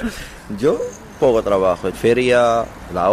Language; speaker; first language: Spanish; non-native, learner; Arabic